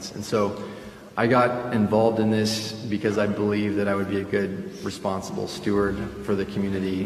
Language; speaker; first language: English; early bilingual, other home language; Spanish